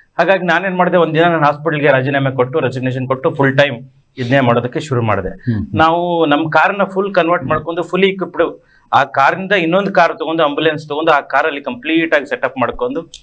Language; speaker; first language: Kannada; native; Kannada